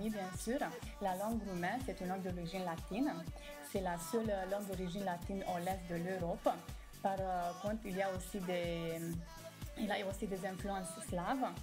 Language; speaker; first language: French; non-native, fluent; Romanian